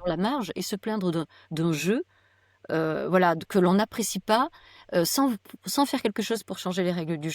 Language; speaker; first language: French; native; French